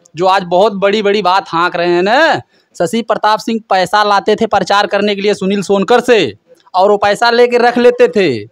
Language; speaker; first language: Hindi; native; Hindi